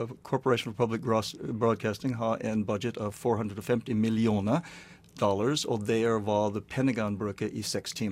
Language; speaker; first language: Norwegian; non-native, learner; English